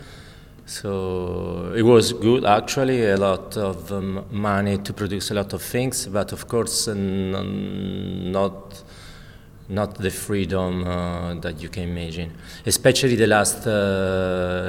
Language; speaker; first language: English; non-native, fluent; Italian